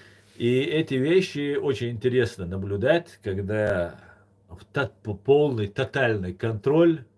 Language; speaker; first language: Russian; non-native, local second language; Chechen